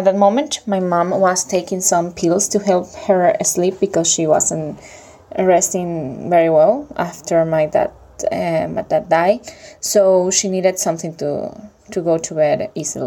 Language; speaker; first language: English; non-native, fluent; Spanish